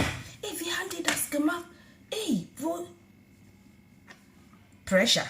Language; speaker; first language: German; non-native, learner; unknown